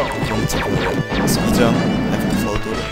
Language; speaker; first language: German; native; German